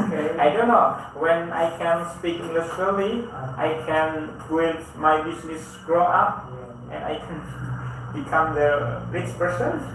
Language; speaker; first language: English; non-native, learner; Indonesian